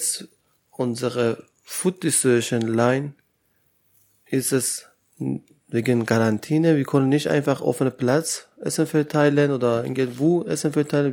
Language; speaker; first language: German; non-native, learner; Persian